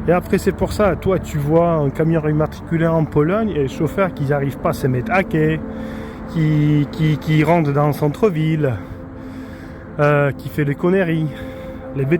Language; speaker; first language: French; non-native, fluent; Polish